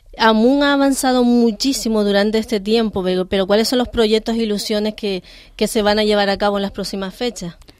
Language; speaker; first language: Spanish; native; Spanish